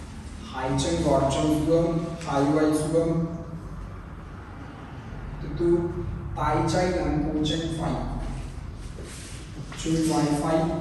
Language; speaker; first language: Vietnamese; non-native, learner; Hindi